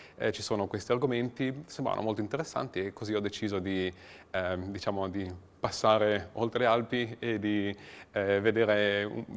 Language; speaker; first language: Italian; native; Italian